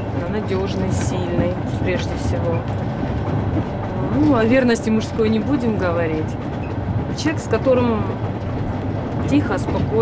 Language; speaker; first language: Russian; native; Russian